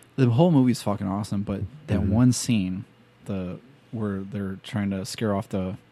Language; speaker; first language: English; native; English